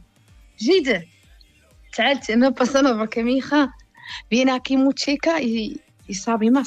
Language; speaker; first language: Spanish; non-native, learner; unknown